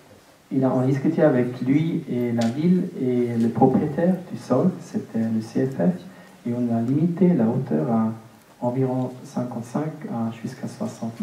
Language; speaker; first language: French; non-native, local second language; German